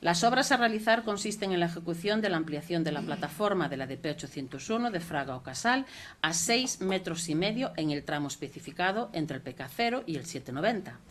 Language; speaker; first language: Spanish; non-native, local second language; Galician